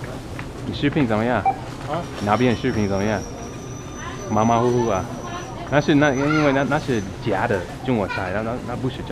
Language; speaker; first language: Chinese; non-native, fluent; English